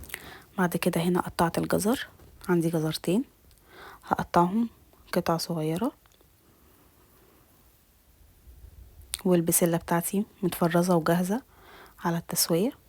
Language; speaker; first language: Arabic; native; Arabic